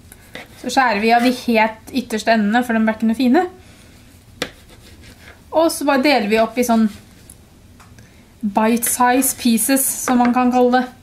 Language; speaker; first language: Norwegian; native; Norwegian